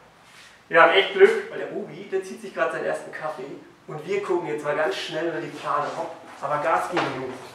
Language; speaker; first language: German; native; German